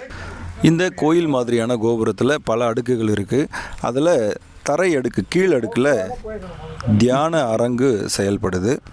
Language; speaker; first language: Tamil; native; Tamil